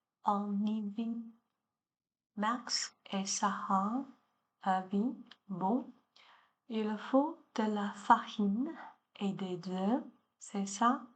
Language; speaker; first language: French; non-native, learner; Chinese